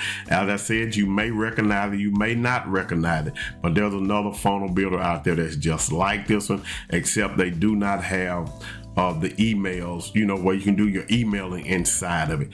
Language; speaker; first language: English; native; English